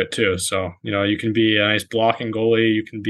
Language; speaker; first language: English; native; English